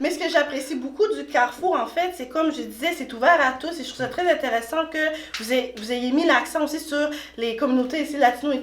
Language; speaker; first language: French; native; French